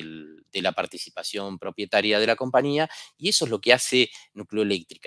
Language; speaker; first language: Spanish; native; Spanish